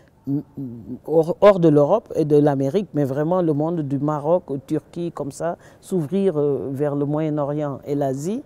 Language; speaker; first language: French; non-native, local second language; Wolof